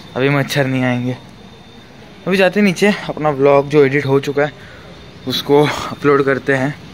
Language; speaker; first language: Hindi; non-native, local second language; Marathi